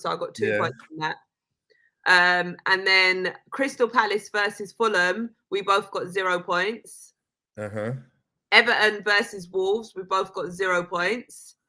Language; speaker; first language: English; native; English